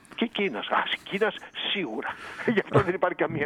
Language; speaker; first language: Greek; native; Greek